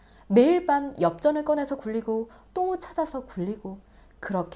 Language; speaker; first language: Korean; native; Korean